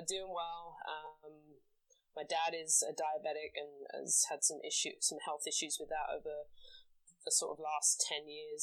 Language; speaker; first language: English; native; English